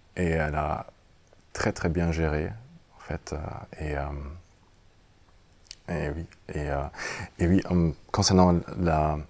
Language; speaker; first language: French; non-native, fluent; German